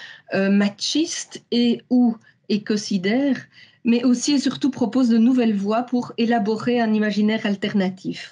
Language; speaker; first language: French; native; French